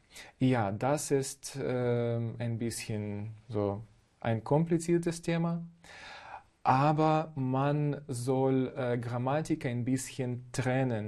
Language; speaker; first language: German; non-native, fluent; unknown